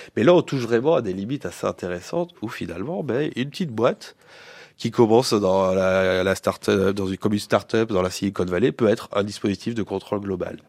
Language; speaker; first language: French; native; French